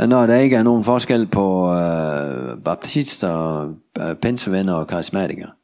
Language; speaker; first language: Danish; non-native, learner; Russian